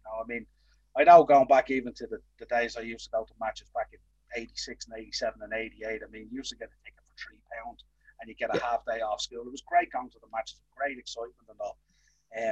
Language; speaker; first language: English; native; English